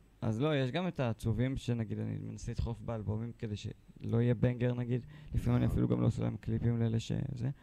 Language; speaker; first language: Hebrew; early bilingual, other home language; Italian